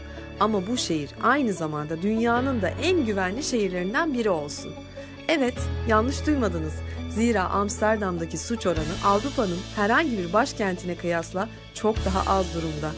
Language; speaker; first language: Turkish; native; Turkish